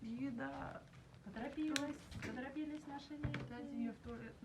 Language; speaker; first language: Russian; native; Russian